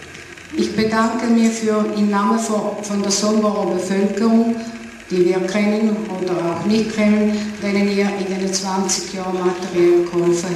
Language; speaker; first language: German; non-native, fluent; Serbian